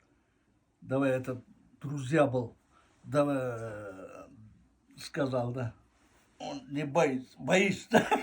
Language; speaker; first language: Russian; non-native, local second language; Uzbek